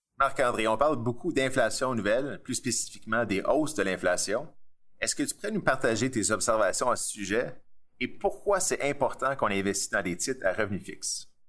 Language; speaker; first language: French; native; French